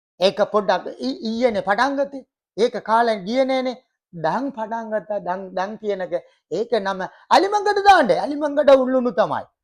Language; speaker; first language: Sinhala; non-native, local second language; Tamil